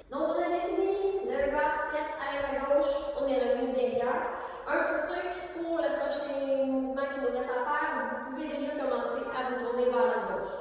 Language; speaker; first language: French; native; French